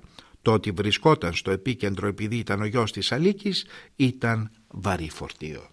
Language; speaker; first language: Greek; native; Greek